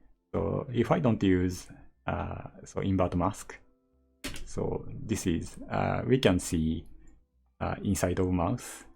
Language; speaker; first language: English; non-native, learner; Japanese